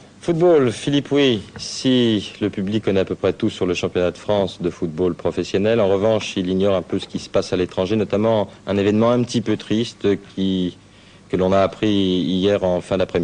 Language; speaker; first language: French; native; French